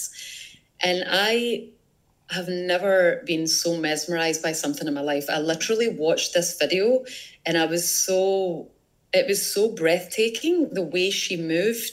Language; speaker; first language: English; native; English